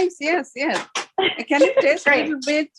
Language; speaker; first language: English; non-native, fluent; Bangla